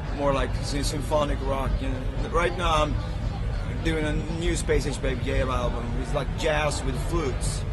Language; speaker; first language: English; non-native, fluent; Swedish